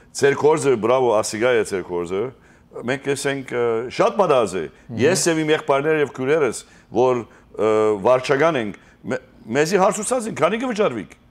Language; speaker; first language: Armenian; early bilingual, heritage; Armenian